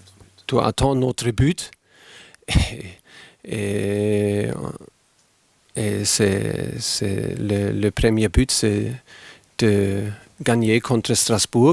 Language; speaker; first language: French; non-native, fluent; German